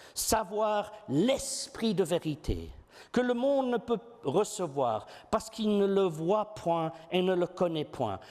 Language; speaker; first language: French; non-native, fluent; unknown